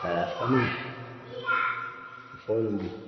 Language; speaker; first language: Arabic; non-native, fluent; Swahili